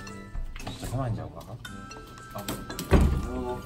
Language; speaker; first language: Japanese; native; Japanese